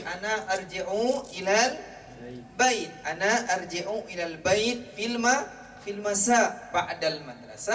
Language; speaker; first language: Arabic; non-native, fluent; Malay